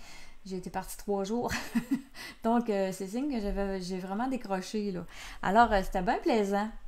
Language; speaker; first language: French; native; French